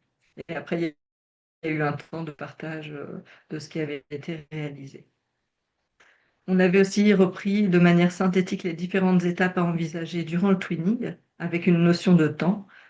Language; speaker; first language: French; native; French